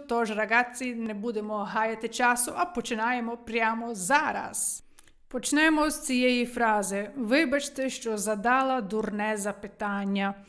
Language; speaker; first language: Ukrainian; native; Ukrainian